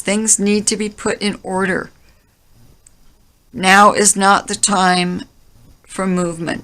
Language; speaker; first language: English; native; English